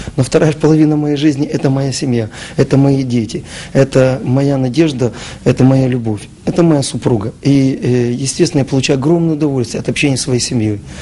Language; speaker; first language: Russian; native; Russian